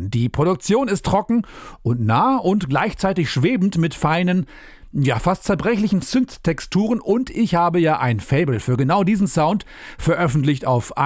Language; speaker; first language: German; native; German